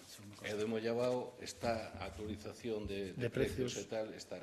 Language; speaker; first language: Galician; native; Galician